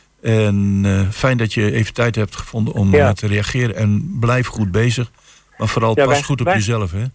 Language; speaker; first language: Dutch; native; Dutch